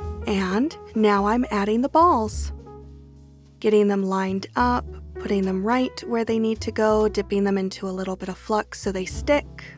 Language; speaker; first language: English; native; English